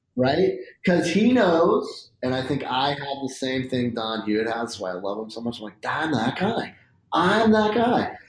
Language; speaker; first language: English; native; English